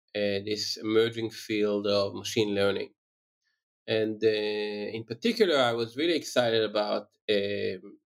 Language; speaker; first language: English; non-native, fluent; Hebrew